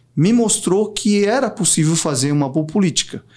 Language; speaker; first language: Portuguese; native; Portuguese